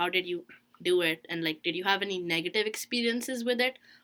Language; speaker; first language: English; non-native, local second language; Hindi